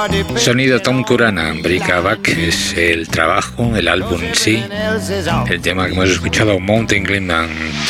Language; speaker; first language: Spanish; native; Spanish